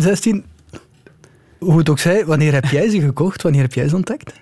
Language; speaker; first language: Dutch; native; Dutch